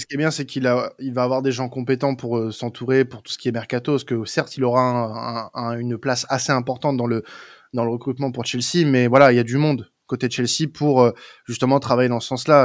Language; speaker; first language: French; native; French